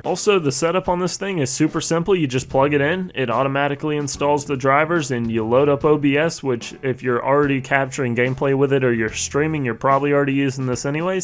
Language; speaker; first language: English; native; English